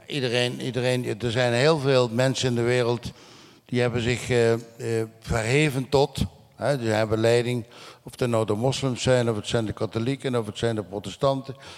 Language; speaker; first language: Dutch; non-native, local second language; Limburgish